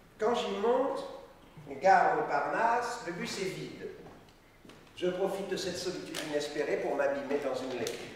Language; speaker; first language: French; native; French